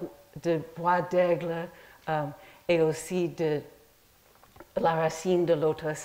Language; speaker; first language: French; non-native, fluent; English